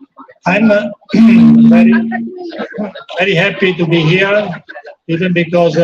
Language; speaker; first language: English; non-native, fluent; Italian